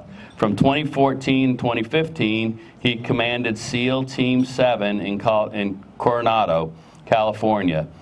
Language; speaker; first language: English; native; English